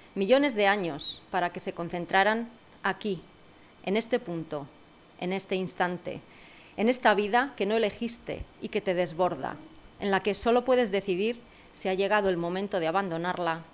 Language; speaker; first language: Spanish; native; Spanish